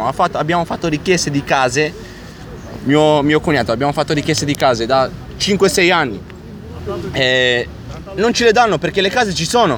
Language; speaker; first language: Italian; early bilingual, other home language; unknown